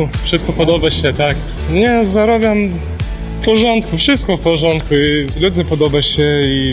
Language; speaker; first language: Polish; non-native, learner; Ukrainian